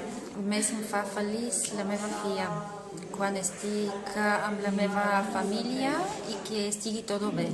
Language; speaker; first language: Catalan; non-native, learner; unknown